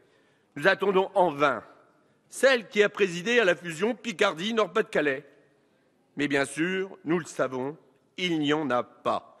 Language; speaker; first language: French; native; French